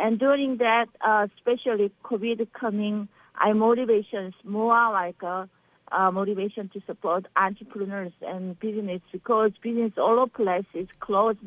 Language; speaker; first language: English; non-native, learner; Korean